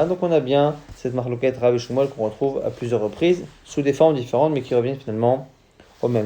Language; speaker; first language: French; native; French